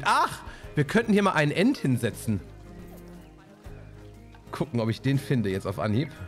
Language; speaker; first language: German; native; German